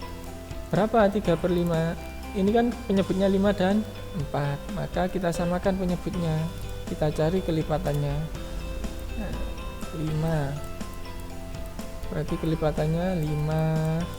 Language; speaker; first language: Indonesian; native; Indonesian